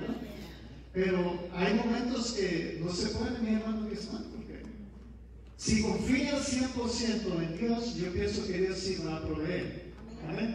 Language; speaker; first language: Spanish; native; Spanish